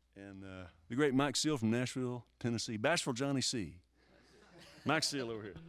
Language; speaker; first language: English; native; English